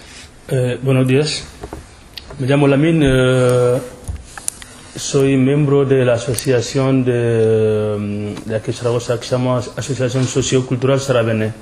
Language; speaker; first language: Spanish; non-native, local second language; Wolof